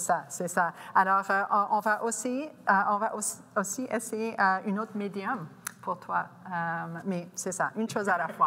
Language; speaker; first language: French; non-native, local second language; English